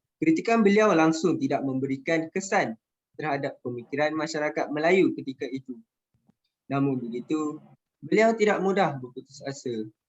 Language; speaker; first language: Malay; native; Malay